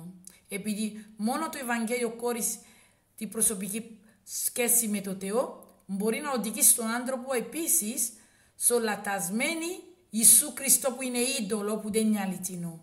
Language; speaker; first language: Greek; non-native, learner; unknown